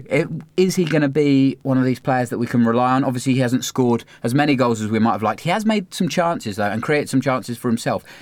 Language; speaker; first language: English; native; English